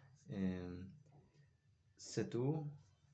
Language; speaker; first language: French; non-native, learner; Spanish